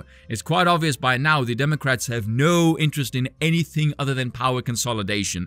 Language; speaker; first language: English; native; English